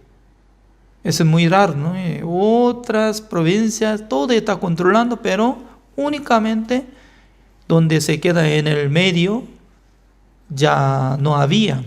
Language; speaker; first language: Spanish; non-native, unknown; Korean